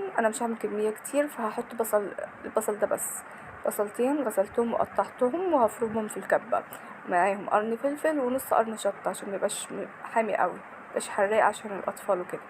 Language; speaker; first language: Arabic; native; Arabic